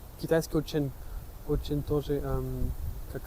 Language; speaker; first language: Russian; non-native, learner; French